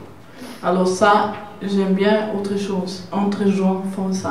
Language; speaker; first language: French; non-native, learner; German